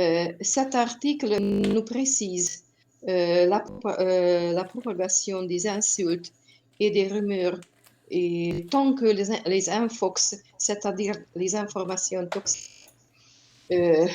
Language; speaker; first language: French; non-native, fluent; Hungarian